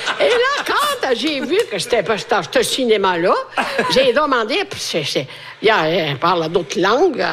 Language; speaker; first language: French; non-native, fluent; Italian